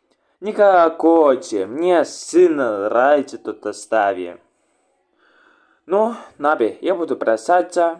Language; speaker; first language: Russian; non-native, local second language; Latvian